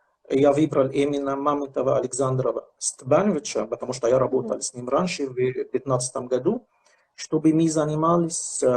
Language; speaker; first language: Russian; non-native, fluent; Arabic